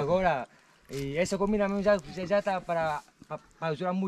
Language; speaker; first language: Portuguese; non-native, learner; Vietnamese